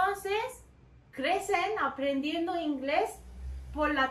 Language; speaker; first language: Spanish; non-native, learner; Turkish